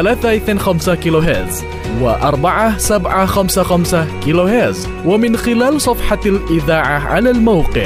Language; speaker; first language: Arabic; non-native, fluent; Indonesian